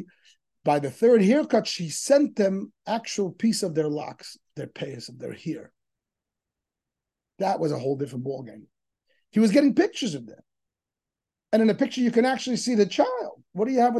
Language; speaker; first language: English; native; English